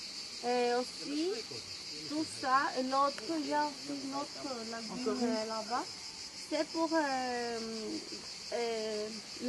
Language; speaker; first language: French; non-native, learner; Greek